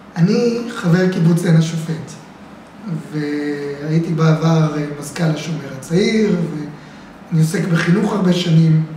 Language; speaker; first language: Hebrew; native; Hebrew